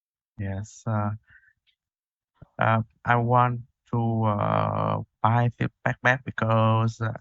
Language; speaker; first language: English; non-native, learner; Vietnamese